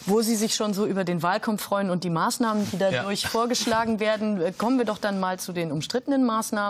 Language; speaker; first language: German; native; German